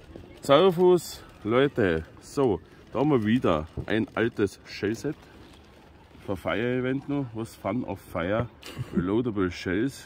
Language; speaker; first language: German; native; German